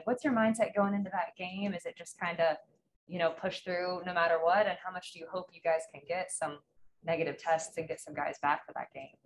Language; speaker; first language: English; native; English